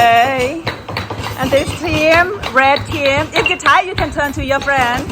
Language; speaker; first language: English; non-native, learner; Thai